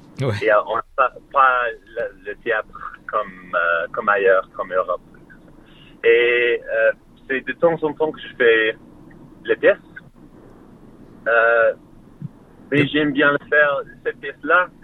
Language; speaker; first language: French; non-native, fluent; English